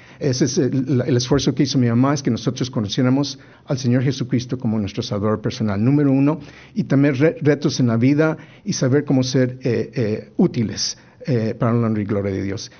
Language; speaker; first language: Spanish; native; Spanish